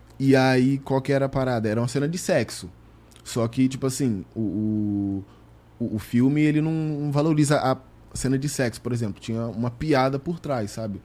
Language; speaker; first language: Portuguese; native; Portuguese